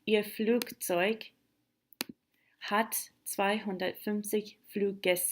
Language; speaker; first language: German; non-native, fluent; English